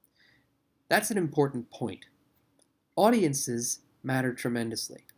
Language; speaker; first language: English; native; English